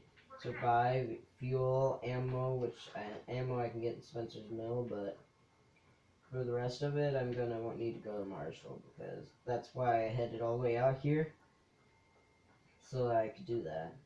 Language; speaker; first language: English; native; English